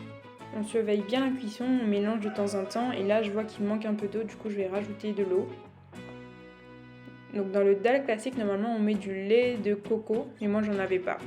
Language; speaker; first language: French; native; French